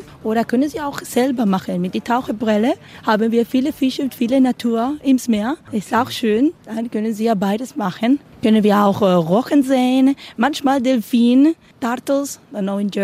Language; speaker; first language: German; non-native, learner; Spanish